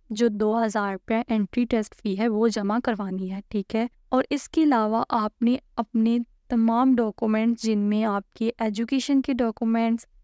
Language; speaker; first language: Urdu; native; Urdu